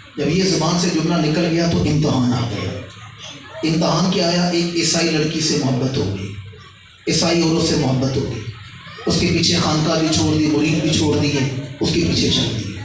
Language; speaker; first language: Urdu; non-native, local second language; Punjabi